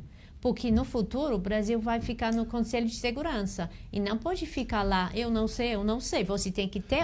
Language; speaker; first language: Portuguese; non-native, fluent; English